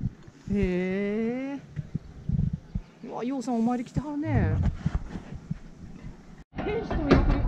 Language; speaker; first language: Japanese; native; Japanese